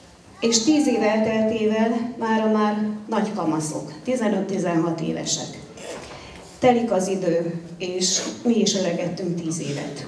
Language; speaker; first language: Hungarian; native; Hungarian